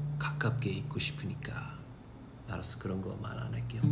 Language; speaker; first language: Korean; non-native, fluent; English